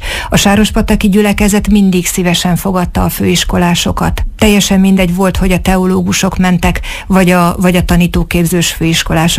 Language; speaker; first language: Hungarian; native; Hungarian